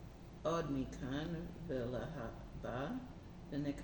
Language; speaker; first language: Hebrew; non-native, learner; English